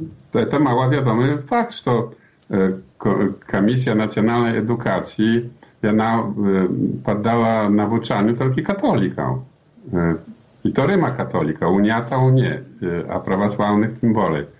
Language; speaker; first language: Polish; non-native, learner; Belarusian